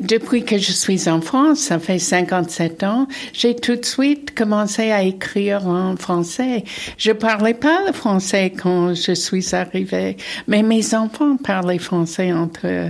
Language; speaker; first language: French; non-native, fluent; English